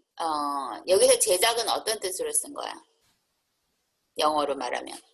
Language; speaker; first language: Korean; native; Korean